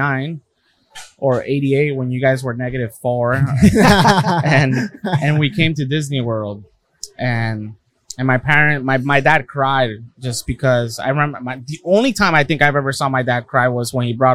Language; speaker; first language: English; early bilingual, other home language; Spanish